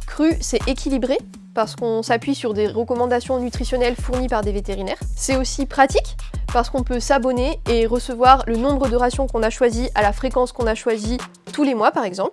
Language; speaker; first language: French; native; French